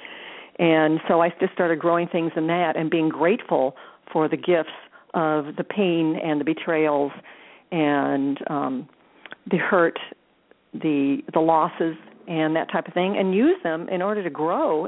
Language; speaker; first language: English; native; English